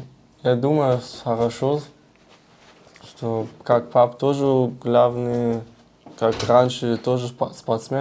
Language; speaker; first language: Russian; early bilingual, heritage; German